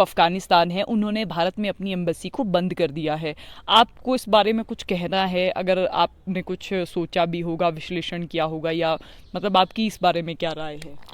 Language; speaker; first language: Hindi; native; Hindi